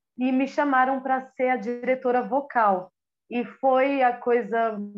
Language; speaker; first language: Portuguese; native; Portuguese